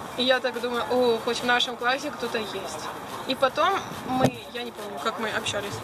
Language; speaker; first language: Russian; native; Russian